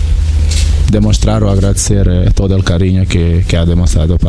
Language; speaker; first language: Spanish; non-native, fluent; Portuguese